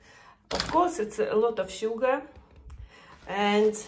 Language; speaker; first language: English; non-native, learner; Russian